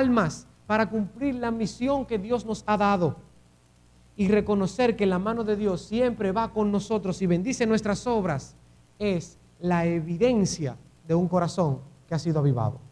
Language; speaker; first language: Spanish; native; Spanish